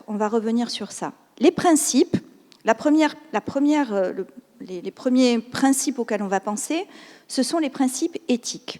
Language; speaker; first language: French; native; French